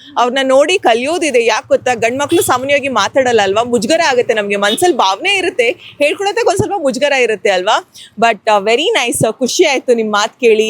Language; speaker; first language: Kannada; native; Kannada